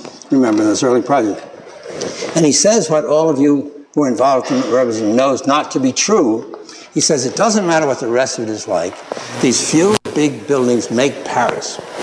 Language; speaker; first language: English; native; English